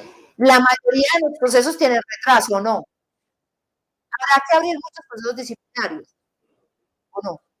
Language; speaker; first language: Spanish; native; Spanish